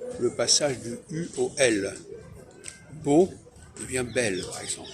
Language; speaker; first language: French; native; French